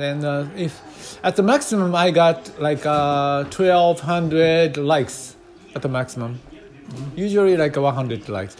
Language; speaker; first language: English; non-native, fluent; Japanese